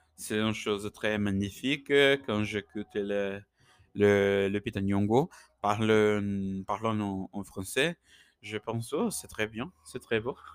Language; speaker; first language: French; non-native, learner; Portuguese